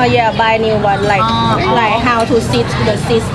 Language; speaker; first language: English; non-native, learner; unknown